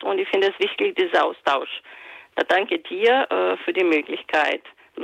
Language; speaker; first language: German; non-native, fluent; Portuguese